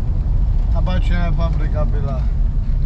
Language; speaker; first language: Russian; non-native, learner; Georgian